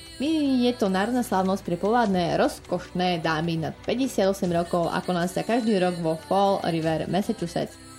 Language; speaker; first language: Slovak; native; Slovak